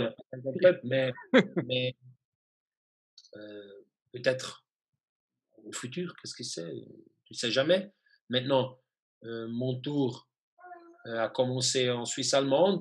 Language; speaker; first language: French; non-native, fluent; German